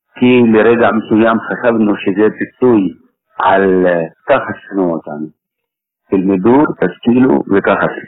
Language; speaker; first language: Hebrew; non-native, fluent; Arabic